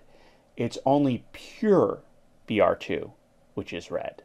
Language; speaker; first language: English; native; English